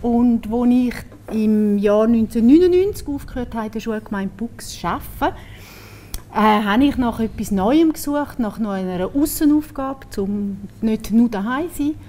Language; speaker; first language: German; native; German